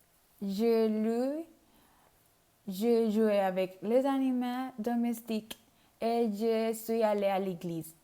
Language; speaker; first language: French; non-native, learner; Spanish